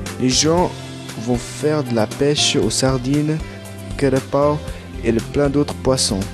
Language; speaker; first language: French; early bilingual, other home language; Portuguese